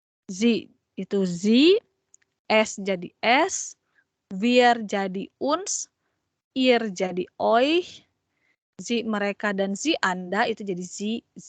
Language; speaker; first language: German; non-native, fluent; Indonesian